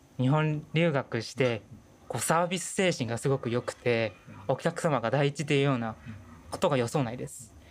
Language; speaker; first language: Japanese; non-native, fluent; Chinese